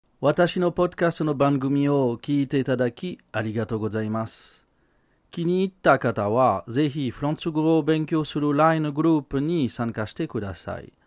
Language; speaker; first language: Japanese; non-native, fluent; French